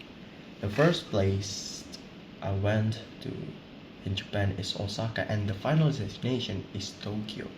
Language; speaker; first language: English; non-native, learner; Indonesian